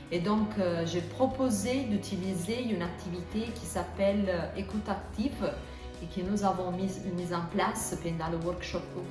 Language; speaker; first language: French; non-native, learner; Italian